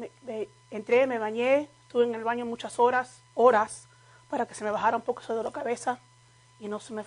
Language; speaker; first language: Spanish; native; Spanish